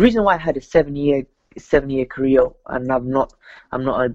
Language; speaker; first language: English; native; English